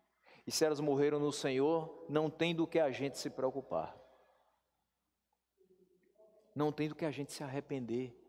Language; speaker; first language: Portuguese; native; Portuguese